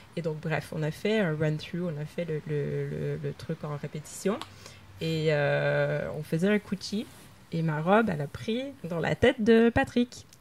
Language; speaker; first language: French; native; French